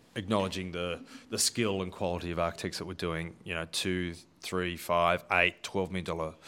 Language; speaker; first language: English; native; English